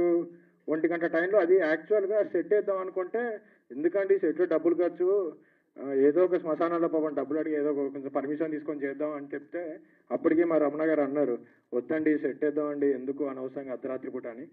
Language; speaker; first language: Telugu; native; Telugu